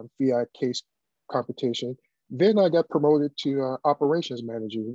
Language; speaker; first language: English; native; English